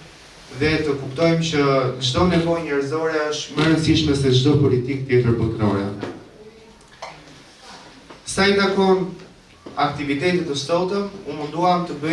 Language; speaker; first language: Albanian; native; Albanian